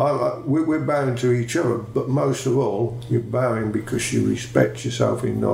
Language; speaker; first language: English; native; English